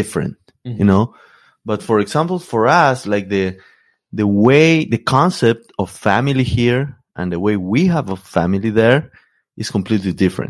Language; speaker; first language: English; non-native, fluent; Spanish